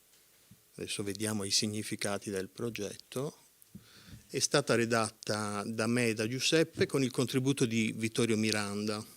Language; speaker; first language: Italian; native; Italian